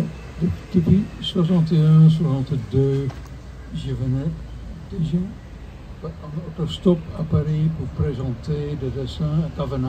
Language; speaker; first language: French; non-native, fluent; Dutch